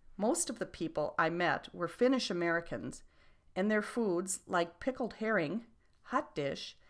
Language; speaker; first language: English; non-native, fluent; French